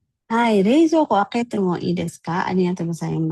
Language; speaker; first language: Japanese; non-native, fluent; Filipino